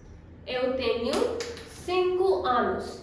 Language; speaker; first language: Portuguese; non-native, fluent; Hindi